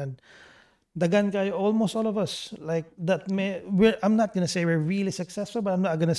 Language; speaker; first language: English; non-native, local second language; Cebuano